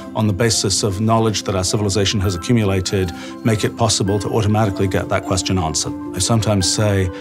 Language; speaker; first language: English; native; English